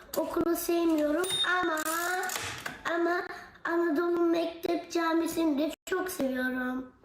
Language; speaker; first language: Turkish; early bilingual, heritage; Turkish